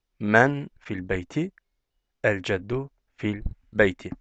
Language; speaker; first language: Arabic; non-native, fluent; Turkish